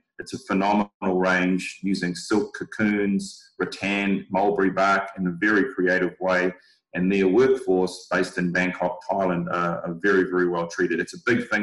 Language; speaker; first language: English; native; English